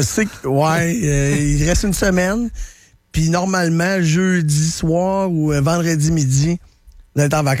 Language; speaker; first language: French; native; French